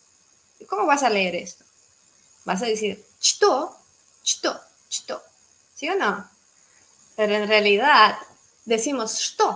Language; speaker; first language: Spanish; non-native, fluent; Russian